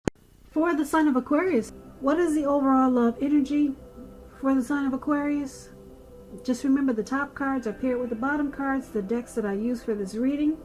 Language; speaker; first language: English; native; English